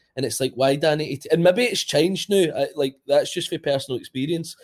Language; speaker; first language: English; native; English